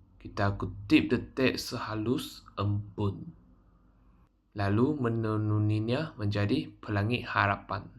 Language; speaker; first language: Malay; non-native, local second language; Chinese